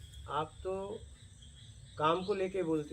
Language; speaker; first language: Hindi; native; Hindi